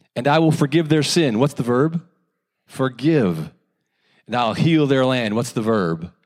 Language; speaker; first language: English; native; English